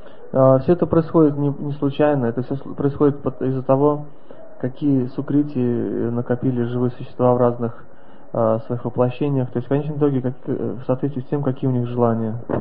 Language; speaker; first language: Russian; native; Russian